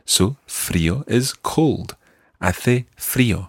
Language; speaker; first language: Spanish; non-native, fluent; English